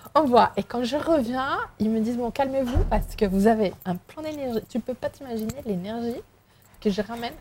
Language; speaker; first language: French; non-native, fluent; Spanish